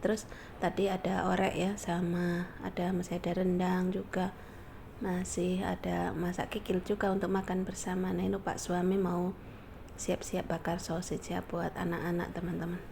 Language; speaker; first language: Indonesian; native; Indonesian